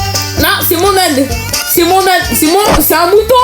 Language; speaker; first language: French; native; French